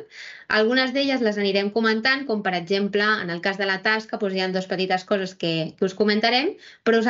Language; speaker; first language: Catalan; native; Catalan